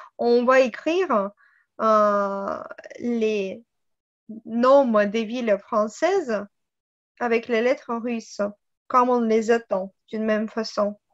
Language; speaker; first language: French; non-native, fluent; Russian